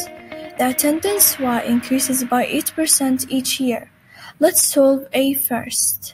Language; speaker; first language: English; non-native, fluent; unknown